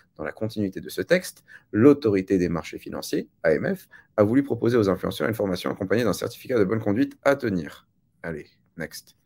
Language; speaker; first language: French; native; French